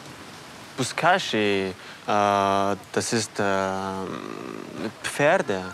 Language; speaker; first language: German; non-native, learner; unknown